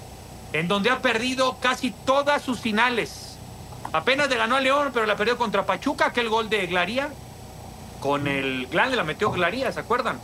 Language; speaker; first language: Spanish; native; Spanish